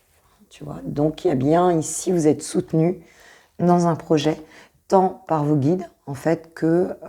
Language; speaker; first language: French; native; French